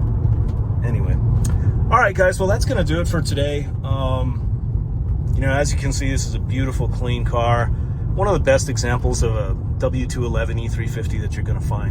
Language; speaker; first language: English; native; English